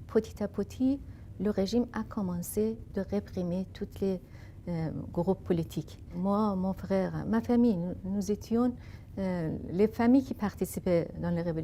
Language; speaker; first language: French; non-native, fluent; Persian